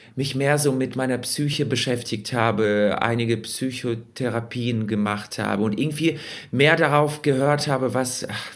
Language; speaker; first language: German; early bilingual, other home language; Russian